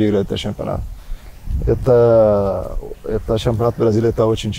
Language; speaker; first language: Russian; non-native, learner; Portuguese